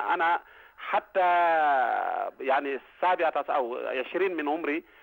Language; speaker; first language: Arabic; non-native, fluent; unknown